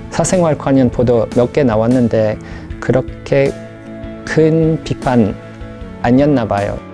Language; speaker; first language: Korean; non-native, fluent; English